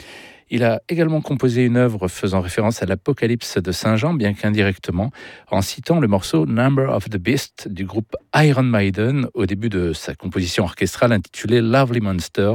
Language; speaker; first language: French; native; French